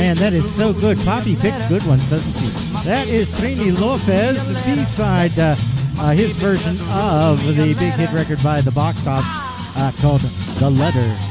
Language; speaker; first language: English; native; English